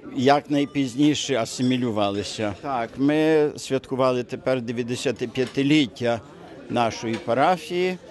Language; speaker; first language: Ukrainian; native; Ukrainian